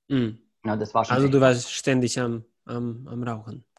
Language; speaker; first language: German; non-native, fluent; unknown